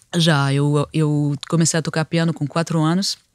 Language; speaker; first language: Portuguese; non-native, fluent; French